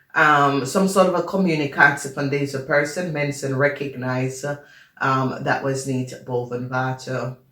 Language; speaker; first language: Dutch; non-native, learner; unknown